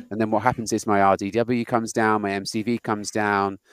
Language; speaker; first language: English; native; English